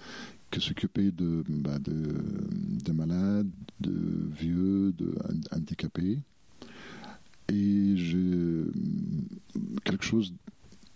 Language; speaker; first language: French; non-native, fluent; Arabic